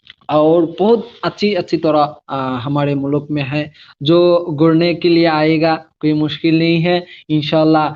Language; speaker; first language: Hindi; non-native, learner; Bangla